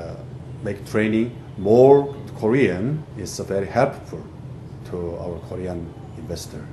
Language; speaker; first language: English; non-native, fluent; Korean